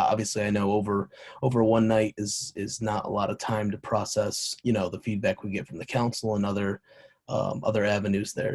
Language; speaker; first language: English; native; English